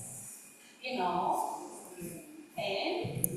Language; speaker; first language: English; non-native, learner; Korean